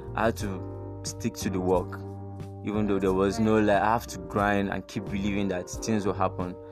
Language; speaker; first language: English; non-native, local second language; Igbo